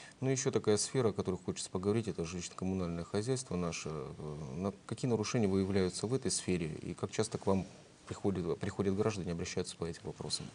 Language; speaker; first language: Russian; native; Russian